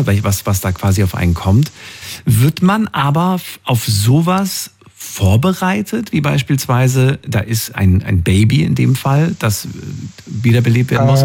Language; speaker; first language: German; native; German